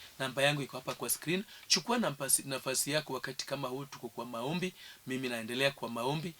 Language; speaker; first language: Swahili; non-native, local second language; Luo (Kenya and Tanzania)